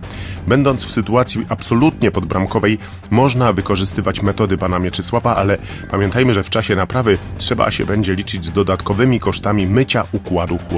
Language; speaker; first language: Polish; native; Polish